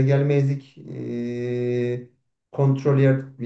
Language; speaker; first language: German; non-native, learner; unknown